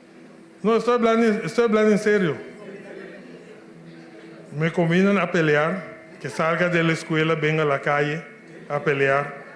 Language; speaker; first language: Spanish; non-native, local second language; Papiamento